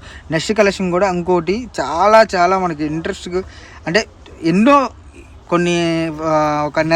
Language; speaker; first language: Telugu; native; Telugu